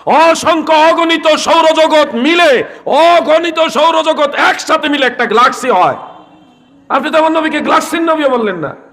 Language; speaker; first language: Bangla; native; Bangla